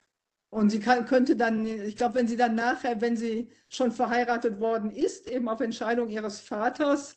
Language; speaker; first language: German; native; German